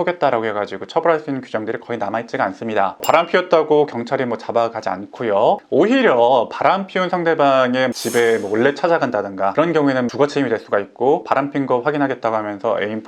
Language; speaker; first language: Korean; native; Korean